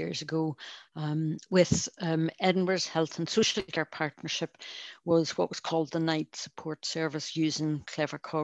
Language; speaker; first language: English; native; English